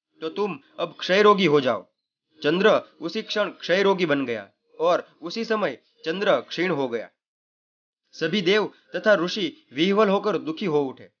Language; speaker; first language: Hindi; non-native, local second language; Gujarati